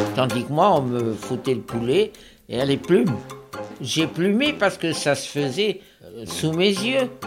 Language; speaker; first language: French; native; French